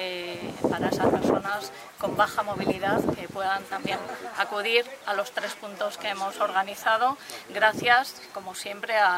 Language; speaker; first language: Spanish; native; Spanish